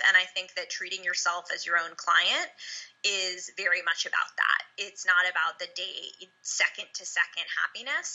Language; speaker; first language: English; native; English